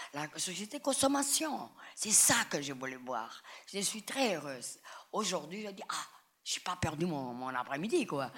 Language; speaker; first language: French; non-native, fluent; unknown